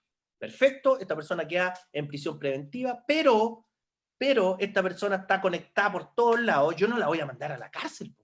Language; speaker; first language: Spanish; native; Spanish